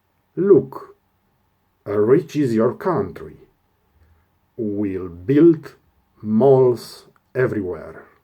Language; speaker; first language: English; non-native, learner; Romanian